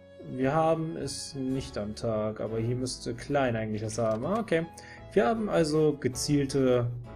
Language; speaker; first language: German; native; German